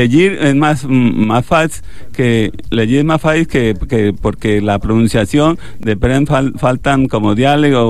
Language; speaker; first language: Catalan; non-native, learner; Spanish